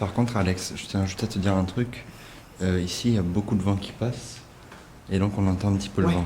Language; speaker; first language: French; native; French